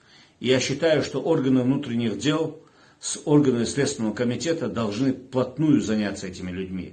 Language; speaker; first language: Russian; non-native, local second language; Chechen